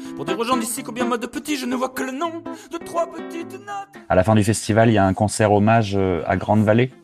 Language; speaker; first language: French; native; French